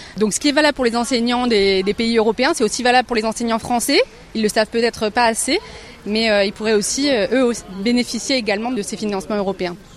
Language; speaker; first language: French; native; French